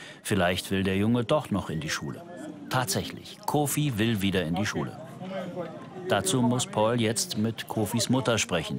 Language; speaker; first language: German; native; German